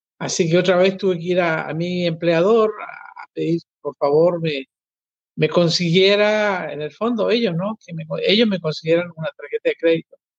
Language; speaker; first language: Spanish; native; Spanish